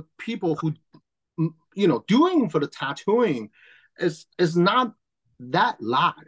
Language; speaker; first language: English; non-native, learner; Chinese